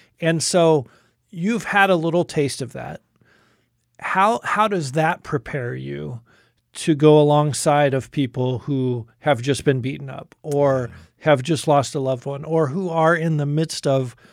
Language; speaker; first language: English; native; English